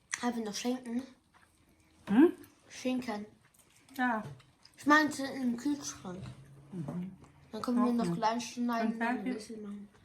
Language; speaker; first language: German; early bilingual, other home language; Thai